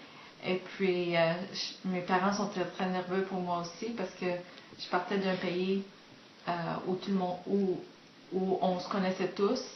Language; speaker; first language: French; non-native, fluent; Greek